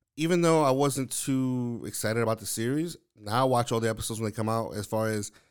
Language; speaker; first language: English; native; English